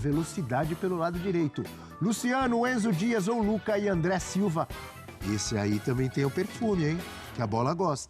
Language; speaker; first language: Portuguese; native; Portuguese